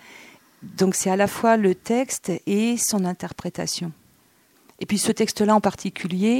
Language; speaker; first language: French; native; French